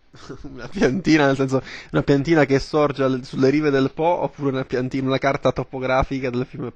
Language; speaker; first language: Italian; native; Italian